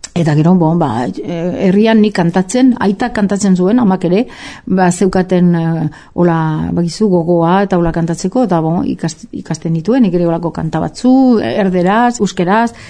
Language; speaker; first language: Basque; native; Basque